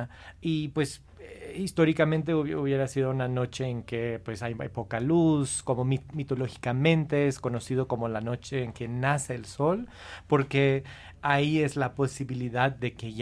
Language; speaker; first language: Spanish; non-native, fluent; English